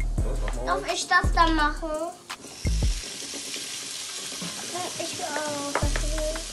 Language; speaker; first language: German; early bilingual, other home language; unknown